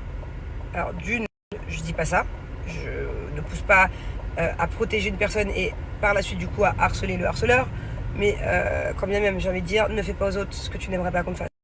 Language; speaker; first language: French; native; French